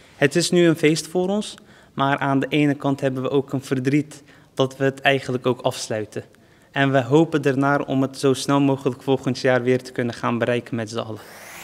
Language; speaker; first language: Dutch; early bilingual, other home language; Turkish